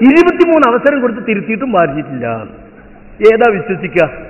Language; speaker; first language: Malayalam; native; Malayalam